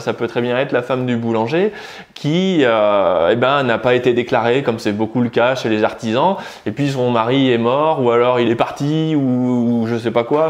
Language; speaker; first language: French; native; French